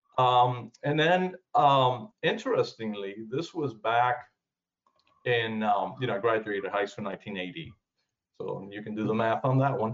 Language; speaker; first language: English; early bilingual, other home language; Spanish